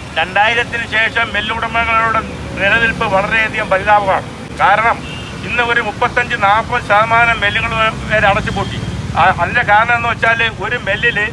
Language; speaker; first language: Malayalam; native; Malayalam